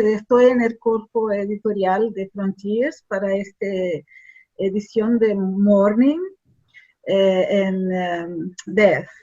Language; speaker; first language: Spanish; non-native, fluent; Portuguese